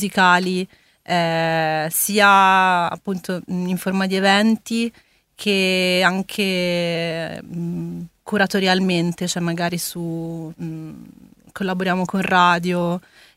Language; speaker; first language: Italian; early bilingual, other home language; Spanish